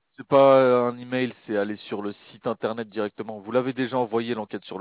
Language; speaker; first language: French; native; French